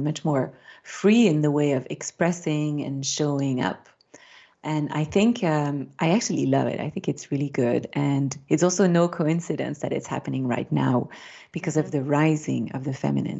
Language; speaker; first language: English; non-native, fluent; French